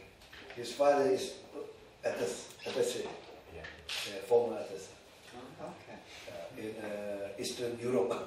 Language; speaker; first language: English; non-native, learner; Indonesian